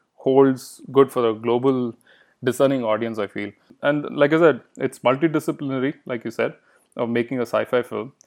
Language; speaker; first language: English; non-native, local second language; Kannada